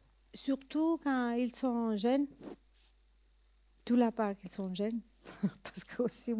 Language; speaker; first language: French; non-native, learner; Italian